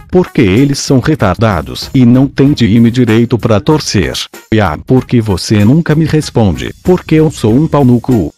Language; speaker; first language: Portuguese; native; Portuguese